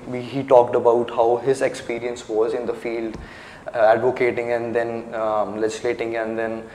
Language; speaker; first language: English; non-native, local second language; Hindi